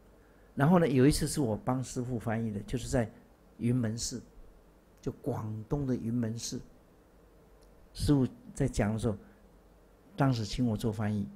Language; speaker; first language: Chinese; native; Chinese